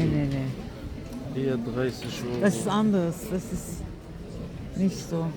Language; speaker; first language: German; non-native, learner; Turkish